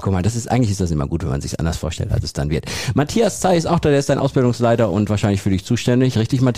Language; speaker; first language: German; native; German